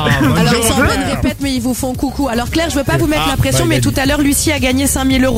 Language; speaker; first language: French; native; French